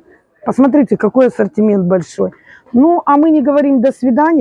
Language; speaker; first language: Russian; native; Russian